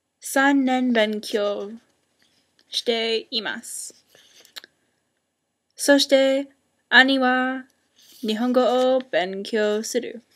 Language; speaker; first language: Japanese; non-native, learner; English